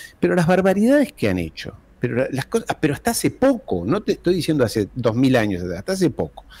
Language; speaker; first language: Spanish; early bilingual, heritage; Spanish